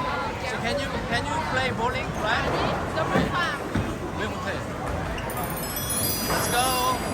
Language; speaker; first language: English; non-native, learner; Korean